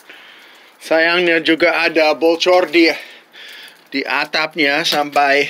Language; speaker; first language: Indonesian; non-native, fluent; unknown